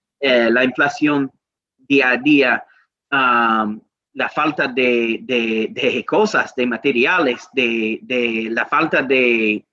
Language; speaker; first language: Spanish; non-native, learner; English